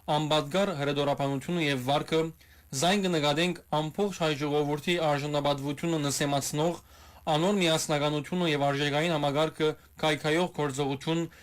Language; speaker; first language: Armenian; early bilingual, heritage; Armenian